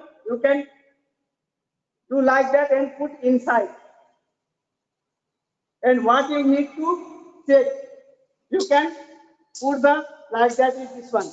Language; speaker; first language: English; non-native, learner; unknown